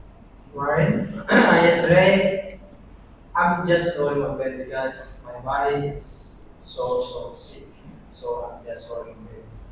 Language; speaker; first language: English; non-native, learner; Indonesian